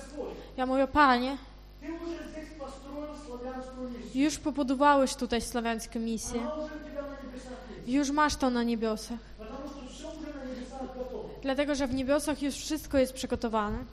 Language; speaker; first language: Polish; non-native, fluent; Ukrainian